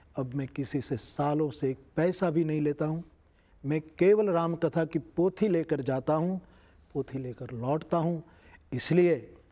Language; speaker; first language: Hindi; non-native, local second language; Gujarati